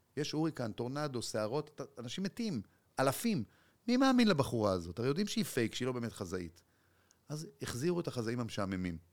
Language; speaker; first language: Hebrew; native; Hebrew